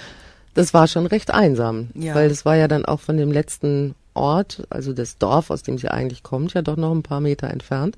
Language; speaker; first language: German; native; German